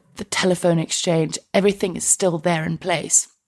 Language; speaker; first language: English; non-native, fluent; Icelandic